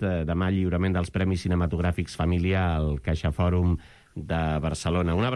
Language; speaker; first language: Catalan; native; Catalan